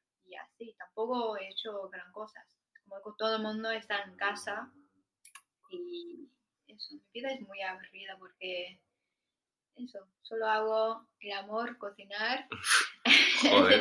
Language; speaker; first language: Spanish; non-native, fluent; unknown